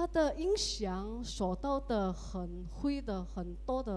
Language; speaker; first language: Chinese; early bilingual, heritage; Indonesian